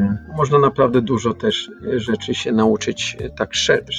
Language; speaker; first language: Polish; early bilingual, heritage; Polish